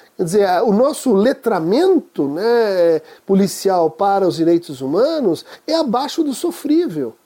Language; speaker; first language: Portuguese; native; Portuguese